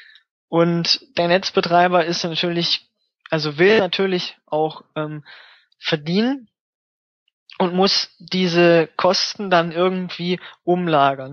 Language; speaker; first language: German; native; German